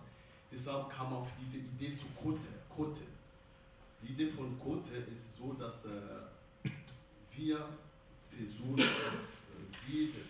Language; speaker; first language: German; non-native, fluent; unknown